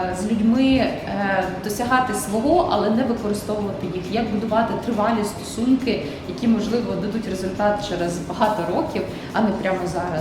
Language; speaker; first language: Ukrainian; native; Ukrainian